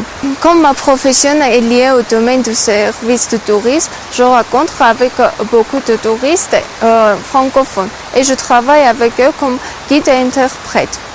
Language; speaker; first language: French; non-native, learner; Armenian